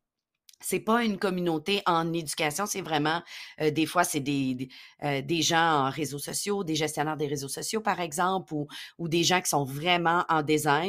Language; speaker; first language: French; native; French